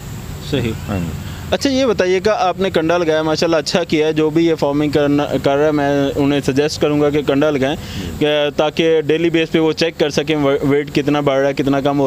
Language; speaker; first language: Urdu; non-native, local second language; Punjabi